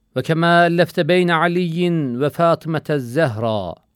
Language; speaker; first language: Arabic; non-native, learner; Turkish